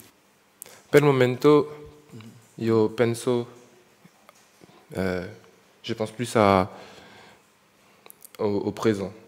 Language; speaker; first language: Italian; non-native, learner; French